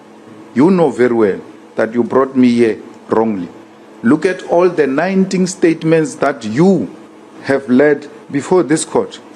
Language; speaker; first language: English; non-native, local second language; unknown